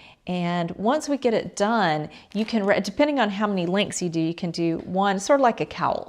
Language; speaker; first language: English; native; English